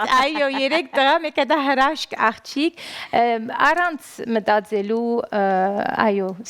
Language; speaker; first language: Armenian; early bilingual, heritage; Armenian